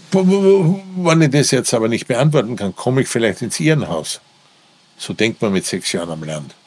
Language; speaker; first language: German; native; German